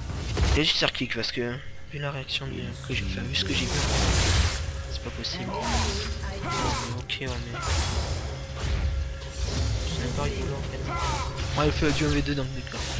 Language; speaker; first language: French; native; French